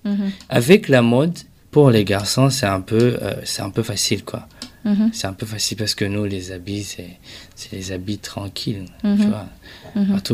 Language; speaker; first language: French; non-native, local second language; Rundi